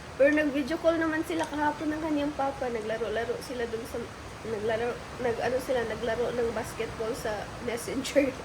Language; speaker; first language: Filipino; native; Filipino